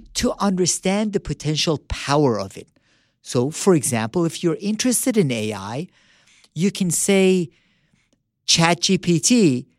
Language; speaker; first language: English; early bilingual, other home language; Persian